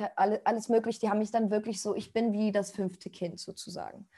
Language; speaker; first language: German; non-native, fluent; Spanish